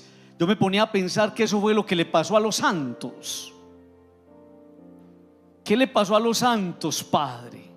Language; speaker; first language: Spanish; native; Spanish